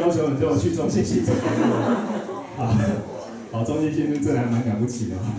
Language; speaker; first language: Chinese; native; Chinese